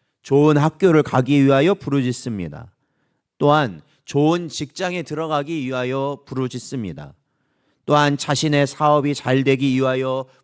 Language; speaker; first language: Korean; native; Korean